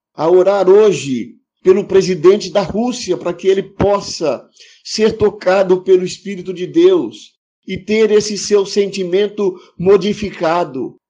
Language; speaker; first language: Portuguese; non-native, fluent; Ukrainian